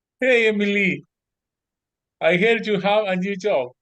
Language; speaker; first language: English; non-native, learner; Spanish